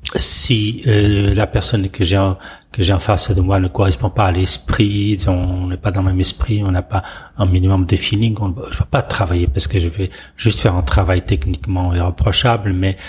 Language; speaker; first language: French; non-native, fluent; Portuguese